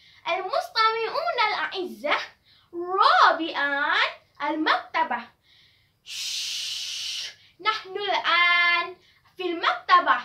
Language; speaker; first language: Arabic; non-native, learner; Malay